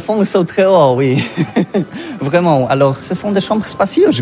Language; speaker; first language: French; non-native, learner; Polish